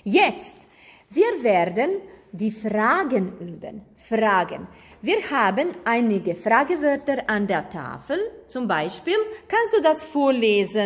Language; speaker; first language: German; non-native, fluent; Croatian